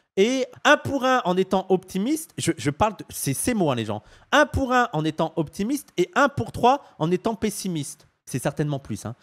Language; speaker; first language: French; native; French